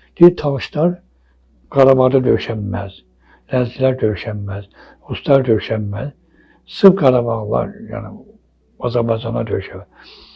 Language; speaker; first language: Azerbaijani; non-native, local second language; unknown